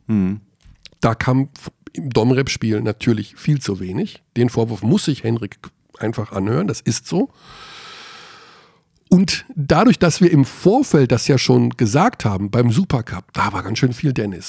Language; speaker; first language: German; native; German